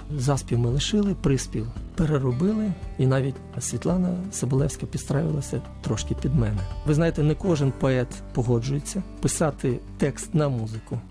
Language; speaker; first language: Ukrainian; native; Ukrainian